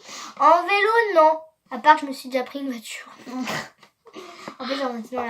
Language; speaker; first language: French; native; French